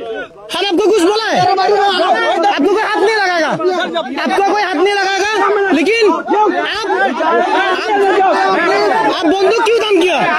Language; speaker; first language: Hindi; non-native, learner; Bangla